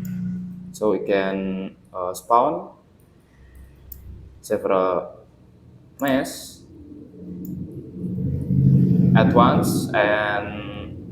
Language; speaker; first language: English; non-native, learner; Indonesian